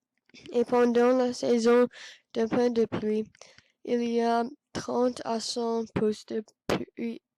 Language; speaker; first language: French; non-native, learner; English